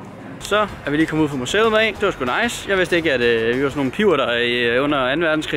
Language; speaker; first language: Danish; native; Danish